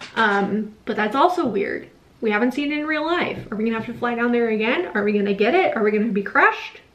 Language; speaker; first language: English; native; English